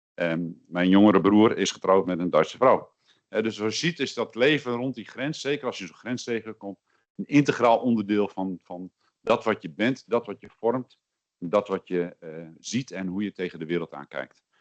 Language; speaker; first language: Dutch; native; Dutch